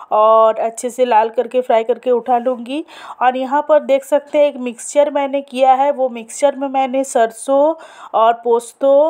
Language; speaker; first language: Hindi; non-native, local second language; Bangla